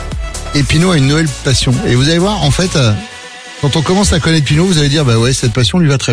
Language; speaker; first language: French; native; French